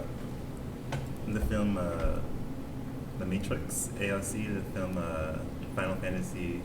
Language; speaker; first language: French; non-native, learner; English